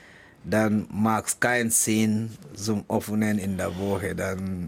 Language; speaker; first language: German; non-native, learner; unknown